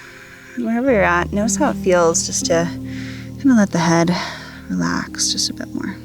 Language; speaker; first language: English; native; English